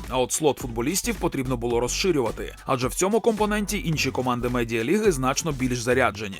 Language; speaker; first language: Ukrainian; non-native, local second language; Russian